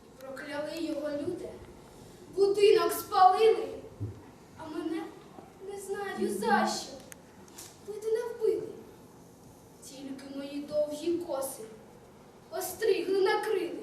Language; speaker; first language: Ukrainian; native; Ukrainian